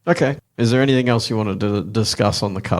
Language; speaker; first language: English; native; English